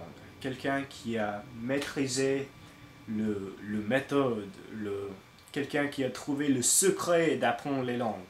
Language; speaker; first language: French; non-native, learner; English